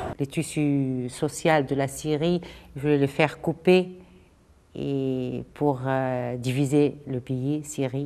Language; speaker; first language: French; non-native, fluent; Arabic